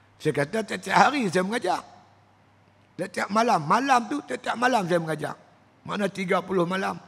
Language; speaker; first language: Malay; native; Malay